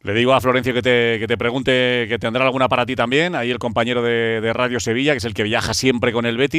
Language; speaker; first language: Spanish; native; Spanish